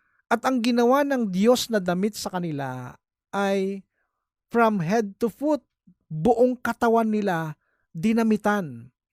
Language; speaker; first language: Filipino; native; Filipino